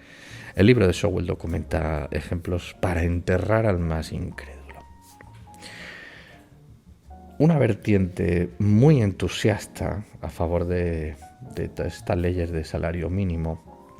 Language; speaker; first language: Spanish; native; Spanish